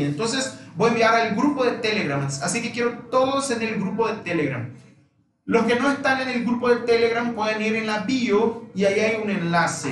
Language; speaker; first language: Spanish; non-native, fluent; Portuguese